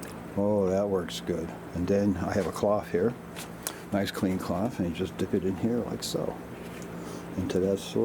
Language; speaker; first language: English; native; English